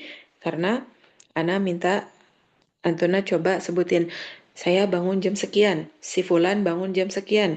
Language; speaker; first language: Indonesian; native; Indonesian